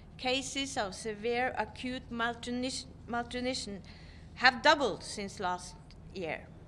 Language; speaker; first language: English; non-native, fluent; Norwegian